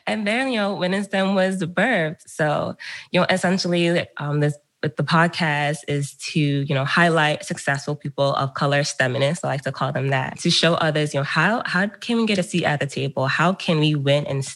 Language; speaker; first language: English; native; English